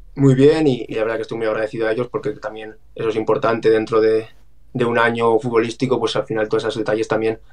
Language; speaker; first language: Spanish; native; Spanish